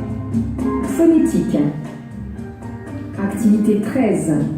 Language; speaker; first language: French; non-native, learner; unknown